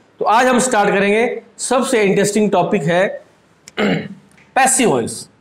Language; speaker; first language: Hindi; native; Hindi